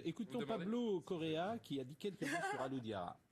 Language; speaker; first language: French; native; French